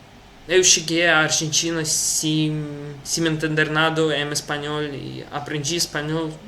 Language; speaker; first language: Portuguese; non-native, learner; Russian